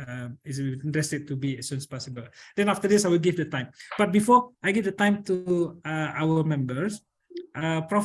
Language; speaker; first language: English; non-native, learner; Indonesian